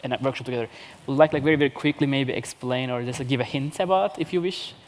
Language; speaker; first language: English; non-native, fluent; Turkish